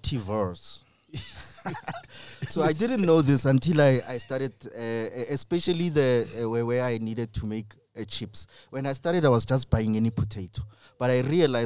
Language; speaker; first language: English; non-native, local second language; Tswana